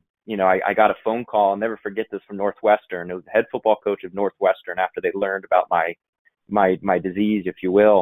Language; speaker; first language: English; native; English